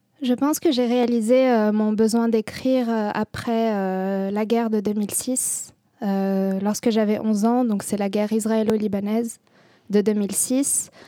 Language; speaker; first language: French; non-native, local second language; Arabic